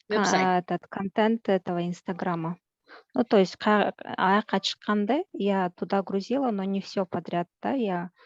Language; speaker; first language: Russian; non-native, local second language; Kyrgyz